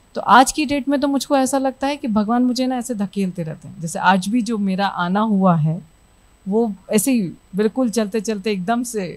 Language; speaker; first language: Hindi; native; Hindi